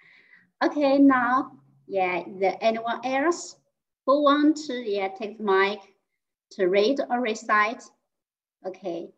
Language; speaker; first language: English; non-native, fluent; Chinese